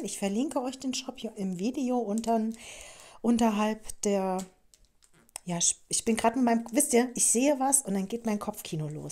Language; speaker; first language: German; native; German